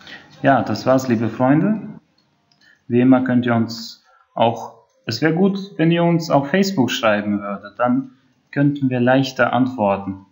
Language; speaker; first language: German; non-native, fluent; Albanian